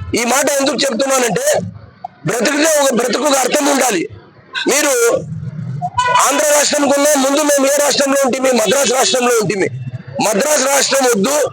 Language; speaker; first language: Telugu; native; Telugu